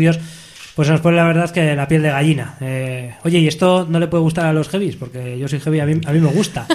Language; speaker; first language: Spanish; native; Spanish